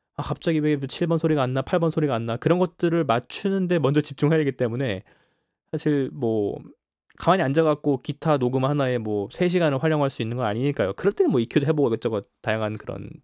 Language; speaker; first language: Korean; native; Korean